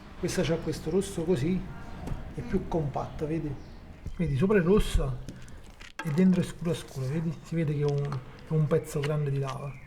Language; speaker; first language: Italian; native; Italian